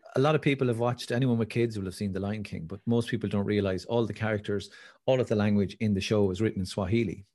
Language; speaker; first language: English; native; English